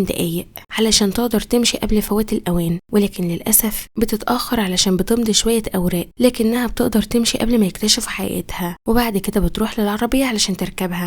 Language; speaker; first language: Arabic; native; Arabic